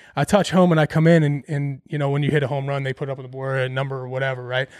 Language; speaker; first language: English; native; English